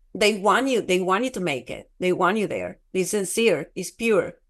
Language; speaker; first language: English; non-native, fluent; Spanish